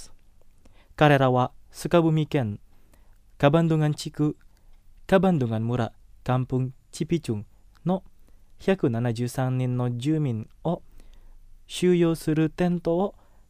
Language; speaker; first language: Japanese; non-native, fluent; Indonesian